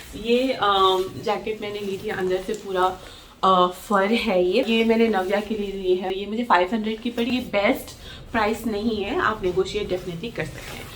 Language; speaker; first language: Hindi; native; Hindi